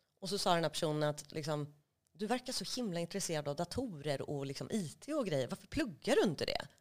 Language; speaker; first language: Swedish; native; Swedish